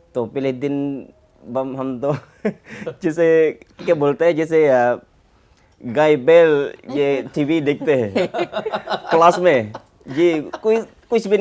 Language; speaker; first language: Hindi; non-native, fluent; Khmer